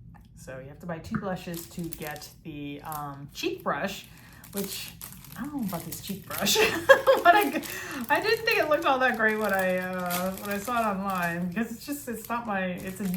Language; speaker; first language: English; native; English